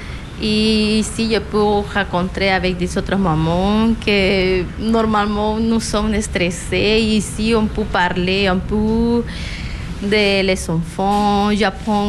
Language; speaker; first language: French; non-native, learner; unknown